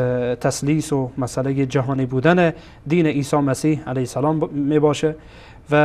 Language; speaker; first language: Persian; native; Persian